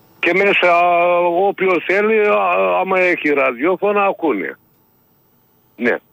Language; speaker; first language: Greek; non-native, fluent; Turkish